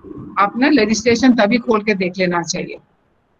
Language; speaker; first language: Hindi; native; Hindi